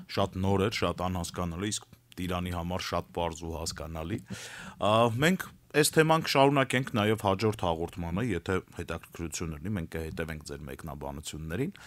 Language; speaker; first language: Armenian; native; Armenian